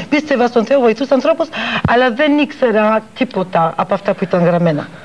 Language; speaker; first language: Greek; early bilingual, heritage; Greek